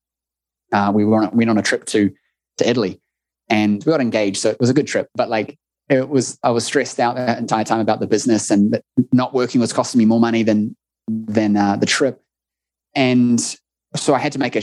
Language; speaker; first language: English; native; English